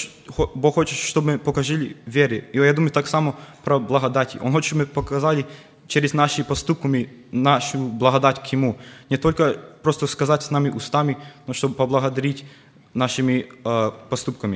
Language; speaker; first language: Russian; early bilingual, heritage; Russian